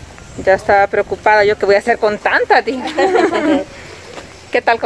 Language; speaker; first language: Spanish; native; Spanish